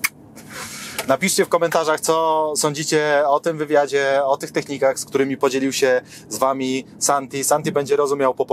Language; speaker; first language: Polish; native; Polish